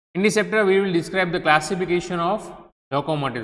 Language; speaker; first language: English; non-native, local second language; Gujarati